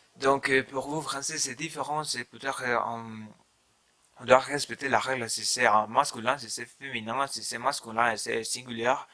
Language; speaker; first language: French; non-native, learner; Spanish